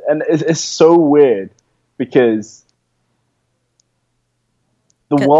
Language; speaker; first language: English; native; English